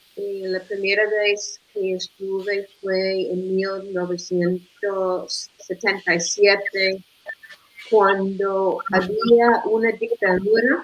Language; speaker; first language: Spanish; non-native, fluent; English